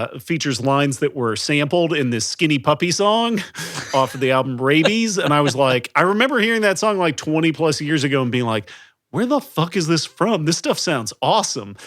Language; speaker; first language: English; native; English